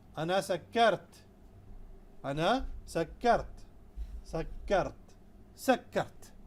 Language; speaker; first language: Arabic; non-native, fluent; Urdu